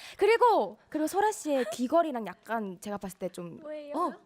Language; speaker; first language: Korean; native; Korean